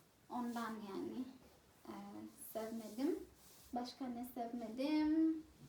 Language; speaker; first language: Turkish; non-native, fluent; Swahili